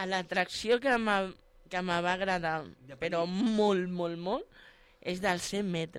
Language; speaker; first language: Catalan; non-native, local second language; Spanish